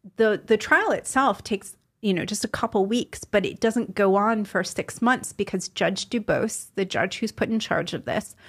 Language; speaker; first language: English; native; English